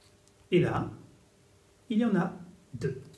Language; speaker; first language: French; native; French